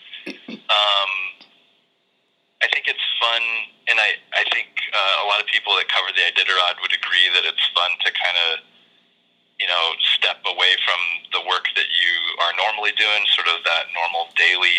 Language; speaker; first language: English; native; English